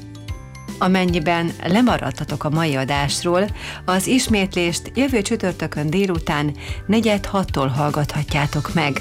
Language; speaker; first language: Hungarian; native; Hungarian